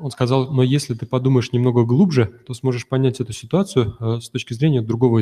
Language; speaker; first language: Russian; native; Russian